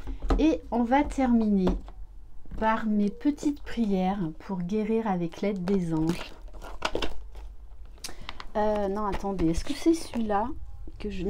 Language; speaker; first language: French; native; French